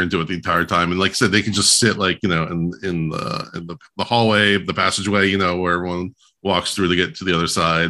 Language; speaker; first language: English; native; English